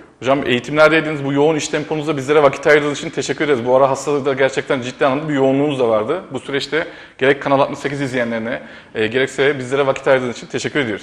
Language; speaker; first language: Turkish; native; Turkish